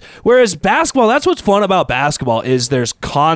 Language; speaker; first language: English; native; English